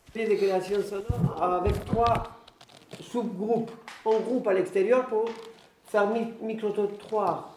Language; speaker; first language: French; non-native, fluent; Italian